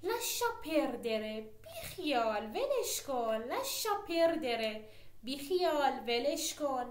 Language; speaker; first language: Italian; non-native, fluent; Persian